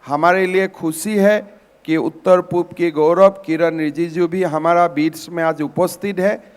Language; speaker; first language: Hindi; non-native, local second language; Assamese